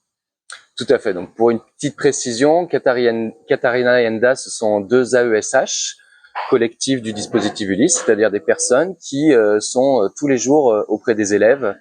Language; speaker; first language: French; native; French